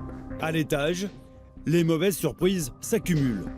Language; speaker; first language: French; native; French